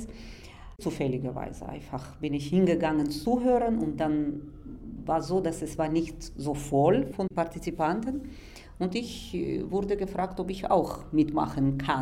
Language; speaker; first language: German; non-native, fluent; Armenian